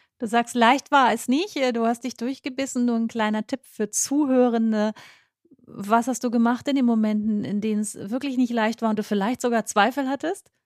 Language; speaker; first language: German; native; German